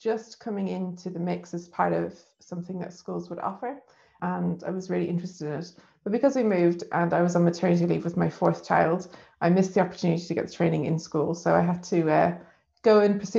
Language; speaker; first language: English; native; English